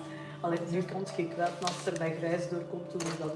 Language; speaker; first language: Dutch; native; Dutch